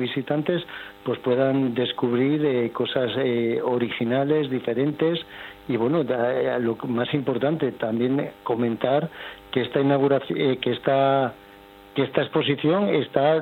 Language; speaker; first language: Spanish; native; Spanish